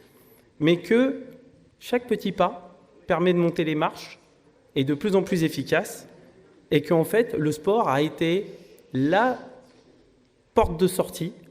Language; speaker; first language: French; native; French